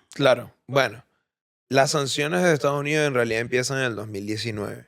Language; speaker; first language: Spanish; native; Spanish